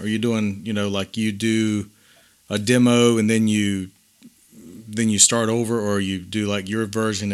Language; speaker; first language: English; native; English